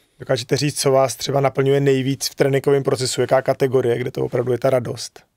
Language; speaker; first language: Czech; native; Czech